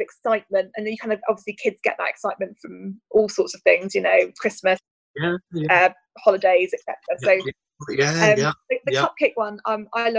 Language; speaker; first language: English; native; English